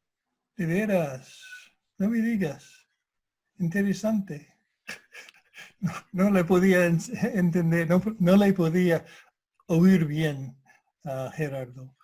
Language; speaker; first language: Spanish; non-native, fluent; English